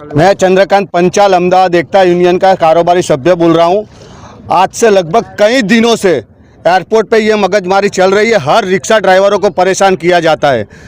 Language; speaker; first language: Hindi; non-native, local second language; Gujarati